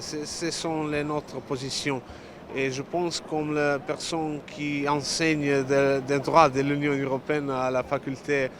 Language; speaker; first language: French; non-native, learner; Serbian